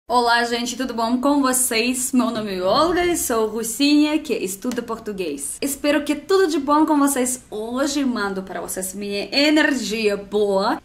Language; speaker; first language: Portuguese; non-native, learner; Russian